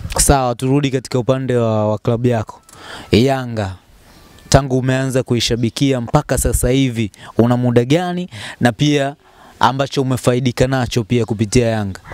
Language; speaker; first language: Swahili; native; Swahili